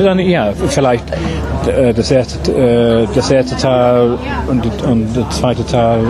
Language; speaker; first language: German; non-native, fluent; English